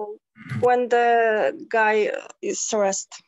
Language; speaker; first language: English; non-native, learner; Polish